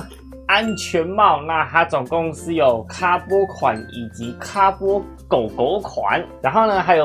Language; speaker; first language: Chinese; native; Chinese